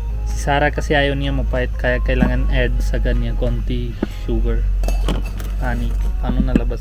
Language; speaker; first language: Filipino; non-native, learner; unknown